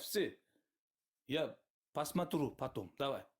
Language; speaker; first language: Russian; non-native, learner; Uzbek